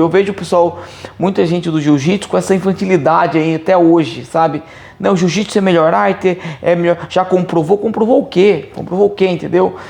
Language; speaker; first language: Portuguese; native; Portuguese